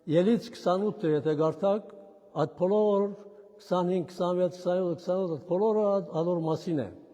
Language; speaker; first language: Armenian; native; Armenian